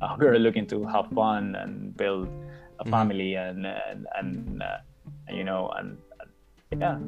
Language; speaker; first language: English; non-native, fluent; Spanish